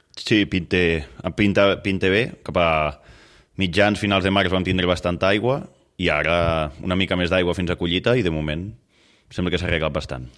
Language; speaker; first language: Catalan; native; Catalan